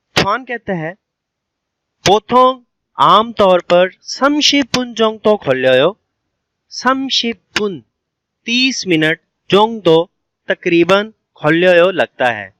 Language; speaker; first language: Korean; non-native, learner; Urdu